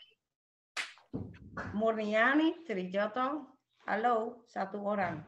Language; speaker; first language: Indonesian; non-native, local second language; Javanese